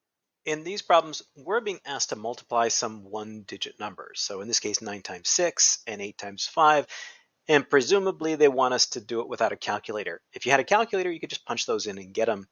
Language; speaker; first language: English; native; English